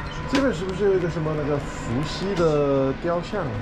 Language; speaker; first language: Chinese; non-native, fluent; English